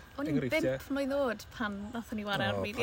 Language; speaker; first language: Welsh; native; Welsh